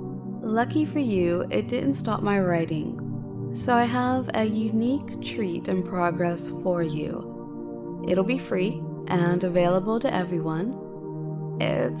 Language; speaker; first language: English; native; English